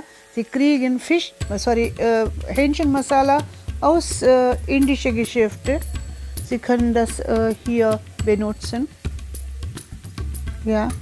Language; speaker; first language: German; non-native, learner; Tulu